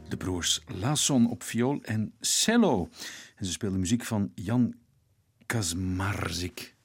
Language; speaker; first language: Dutch; native; Dutch